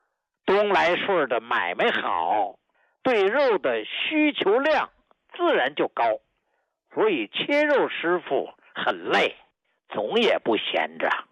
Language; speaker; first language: Chinese; native; Chinese